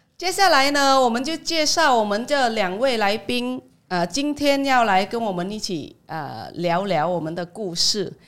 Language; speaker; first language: Chinese; non-native, fluent; Vietnamese